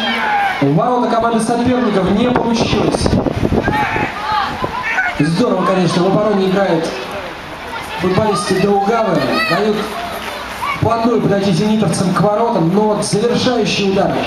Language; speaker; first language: Russian; native; Russian